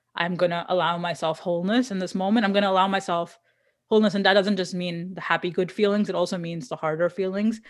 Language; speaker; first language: English; non-native, local second language; Hindi